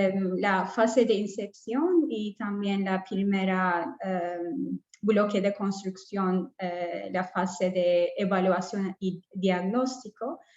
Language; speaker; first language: Spanish; non-native, fluent; English